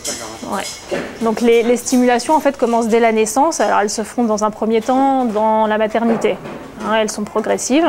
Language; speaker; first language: French; native; French